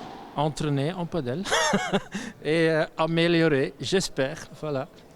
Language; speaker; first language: French; non-native, learner; Dutch